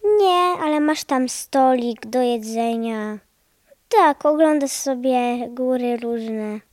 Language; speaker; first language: Polish; early bilingual, heritage; Polish